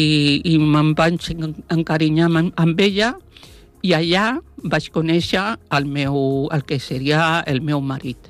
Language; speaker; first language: Catalan; non-native, local second language; Spanish